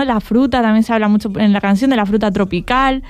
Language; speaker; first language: Spanish; native; Spanish